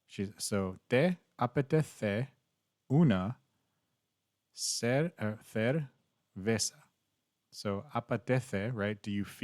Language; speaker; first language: Spanish; non-native, learner; English